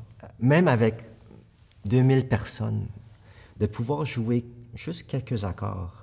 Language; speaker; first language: French; early bilingual, other home language; Korean